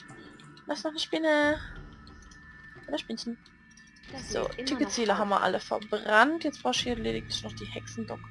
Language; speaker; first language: German; native; German